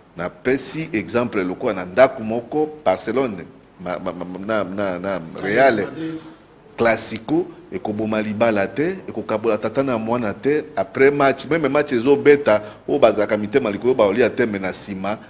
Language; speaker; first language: Lingala; non-native, local second language; Mongo